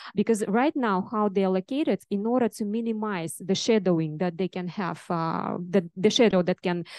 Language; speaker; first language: English; non-native, fluent; Russian